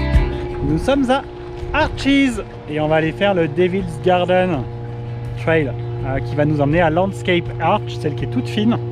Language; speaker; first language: French; native; French